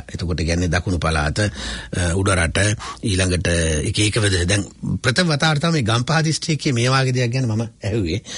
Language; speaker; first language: Sinhala; native; Sinhala